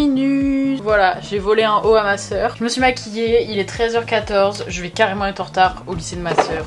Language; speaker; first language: French; native; French